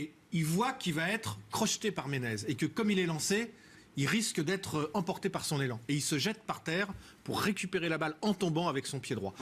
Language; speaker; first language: French; native; French